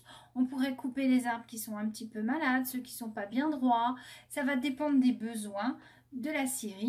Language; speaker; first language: French; native; French